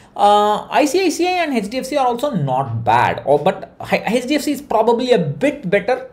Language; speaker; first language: English; non-native, local second language; Tamil